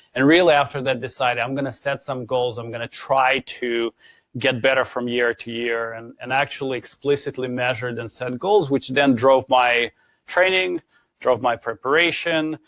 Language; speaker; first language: English; non-native, fluent; Ukrainian